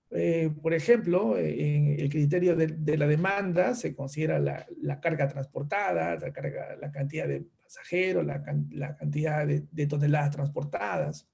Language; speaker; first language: Spanish; native; Spanish